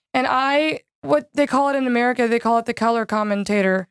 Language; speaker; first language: English; native; English